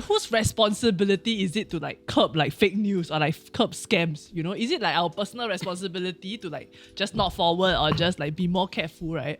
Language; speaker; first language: English; native; English